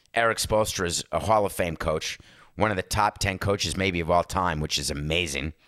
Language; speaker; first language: English; native; English